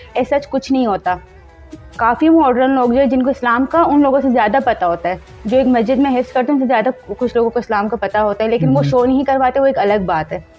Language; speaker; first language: Urdu; non-native, local second language; Punjabi